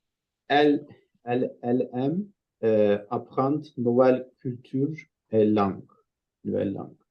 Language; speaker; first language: French; non-native, learner; Turkish